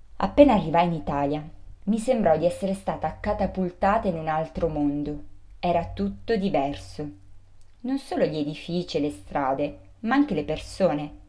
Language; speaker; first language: Italian; early bilingual, other home language; Urdu